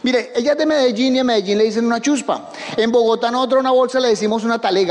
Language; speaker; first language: Spanish; native; Spanish